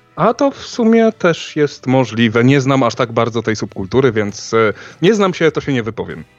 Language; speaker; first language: Polish; native; Polish